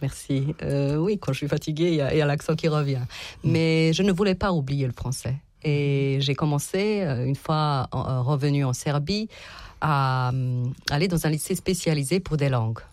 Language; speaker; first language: French; non-native, fluent; Serbian